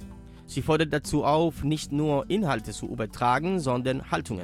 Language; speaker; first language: German; native; German